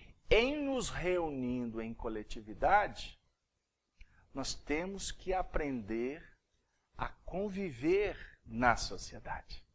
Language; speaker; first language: Portuguese; native; Portuguese